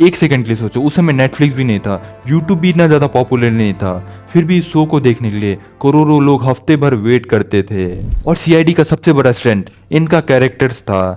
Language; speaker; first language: Hindi; non-native, local second language; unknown